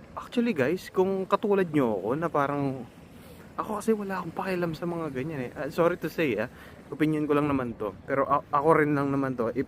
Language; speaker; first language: Filipino; native; Filipino